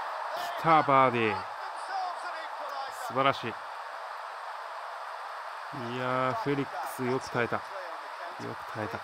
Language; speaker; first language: Japanese; native; Japanese